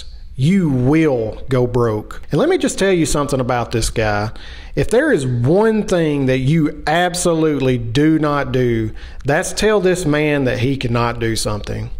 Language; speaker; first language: English; native; English